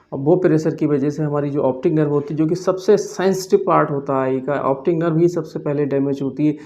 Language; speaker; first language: Hindi; native; Hindi